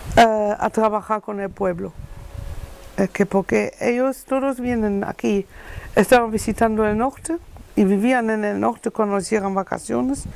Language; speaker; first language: Spanish; non-native, learner; German